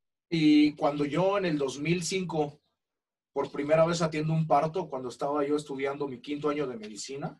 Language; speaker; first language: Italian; non-native, learner; Spanish